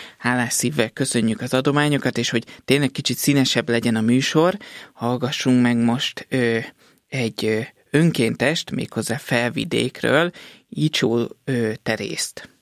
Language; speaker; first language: Hungarian; native; Hungarian